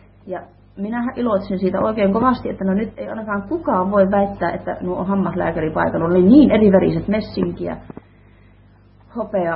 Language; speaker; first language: Finnish; native; Finnish